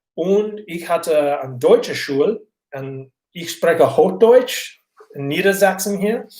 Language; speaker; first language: German; non-native, learner; English